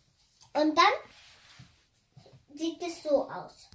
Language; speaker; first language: German; non-native, fluent; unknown